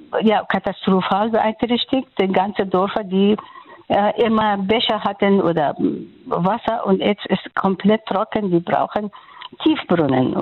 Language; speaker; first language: German; non-native, learner; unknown